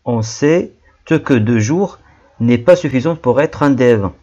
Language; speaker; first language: French; non-native, local second language; Arabic